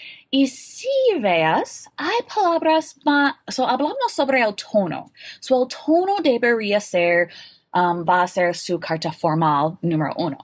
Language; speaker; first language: Spanish; non-native, learner; English